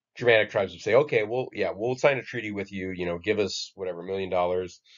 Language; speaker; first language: English; native; English